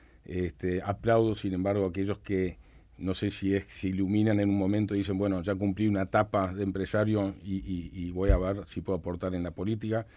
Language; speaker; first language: Spanish; native; Spanish